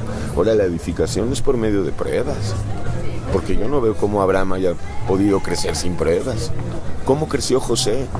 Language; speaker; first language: Spanish; native; Spanish